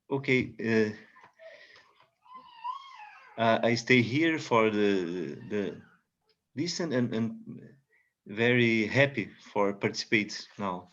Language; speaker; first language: English; non-native, learner; Portuguese